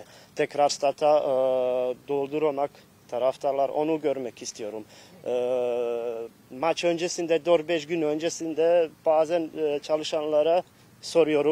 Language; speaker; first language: Turkish; non-native, fluent; Bosnian